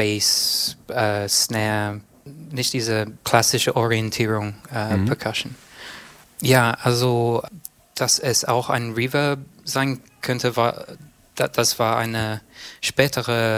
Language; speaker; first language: German; non-native, learner; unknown